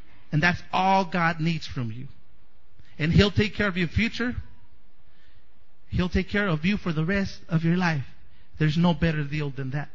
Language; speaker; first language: English; non-native, fluent; Spanish